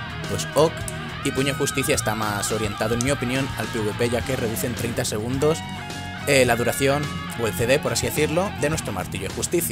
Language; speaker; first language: Spanish; native; Spanish